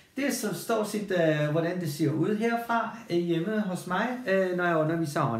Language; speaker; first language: Danish; non-native, fluent; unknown